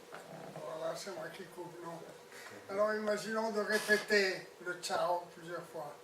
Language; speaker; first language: French; non-native, fluent; Italian